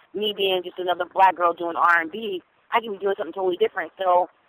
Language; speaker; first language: English; non-native, fluent; German